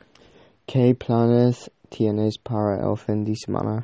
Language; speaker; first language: Spanish; non-native, learner; English